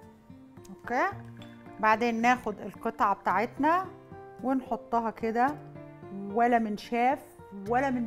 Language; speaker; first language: Arabic; native; Arabic